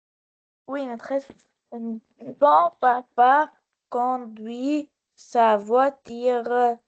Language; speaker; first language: French; non-native, local second language; Arabic